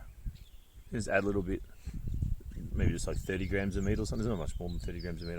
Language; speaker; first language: English; native; English